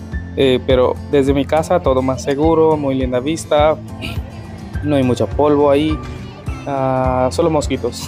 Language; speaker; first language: Spanish; non-native, fluent; Hindi